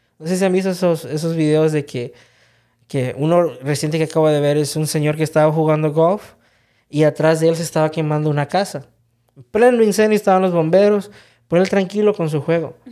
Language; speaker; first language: Spanish; early bilingual, heritage; Spanish